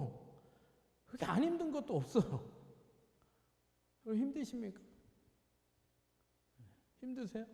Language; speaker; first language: Korean; native; Korean